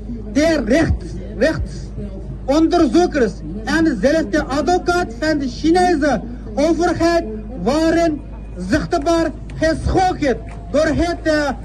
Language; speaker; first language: Dutch; non-native, fluent; Uyghur